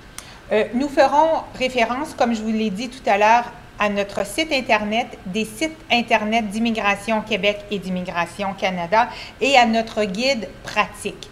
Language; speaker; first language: French; native; French